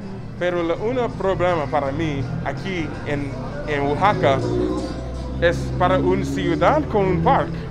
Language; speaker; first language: Spanish; non-native, learner; English